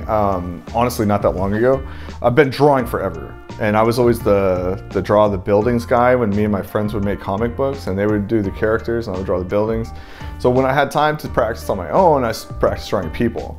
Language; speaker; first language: English; native; English